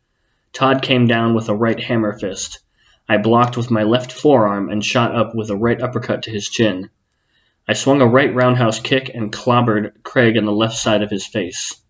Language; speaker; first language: English; native; English